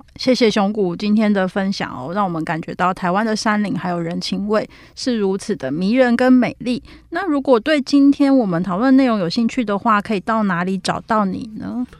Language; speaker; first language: Chinese; native; Chinese